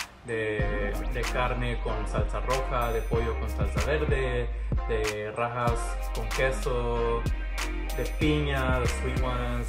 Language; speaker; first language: Spanish; early bilingual, heritage; Spanish